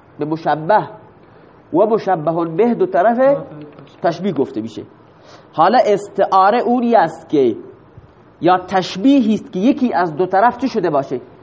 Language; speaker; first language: Persian; non-native, local second language; Baluchi